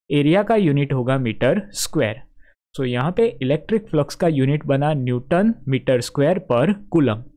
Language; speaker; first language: Hindi; non-native, local second language; Gujarati